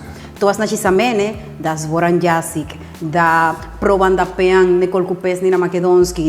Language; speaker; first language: Macedonian; non-native, learner; Spanish